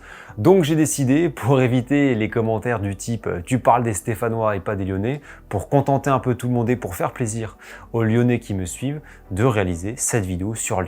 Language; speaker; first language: French; native; French